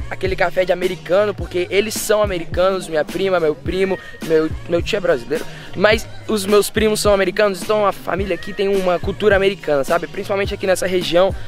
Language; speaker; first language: Portuguese; early bilingual, heritage; Portuguese